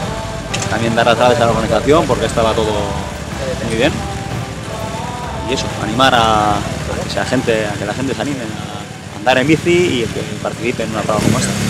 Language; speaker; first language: Spanish; native; Spanish